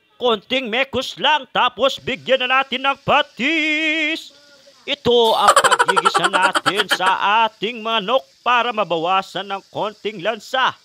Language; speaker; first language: Filipino; non-native, local second language; Pampanga